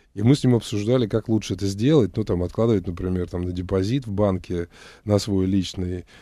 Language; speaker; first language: Russian; native; Russian